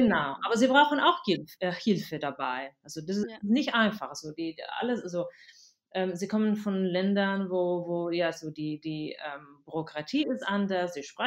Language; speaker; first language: German; non-native, fluent; Spanish